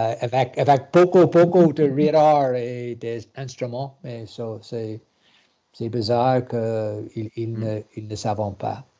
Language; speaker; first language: French; non-native, learner; English